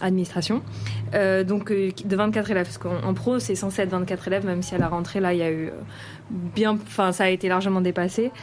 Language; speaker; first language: French; native; French